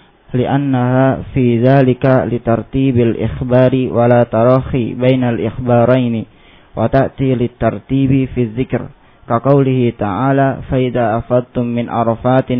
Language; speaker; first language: Arabic; non-native, learner; Indonesian